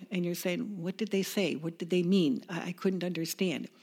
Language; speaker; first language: English; native; English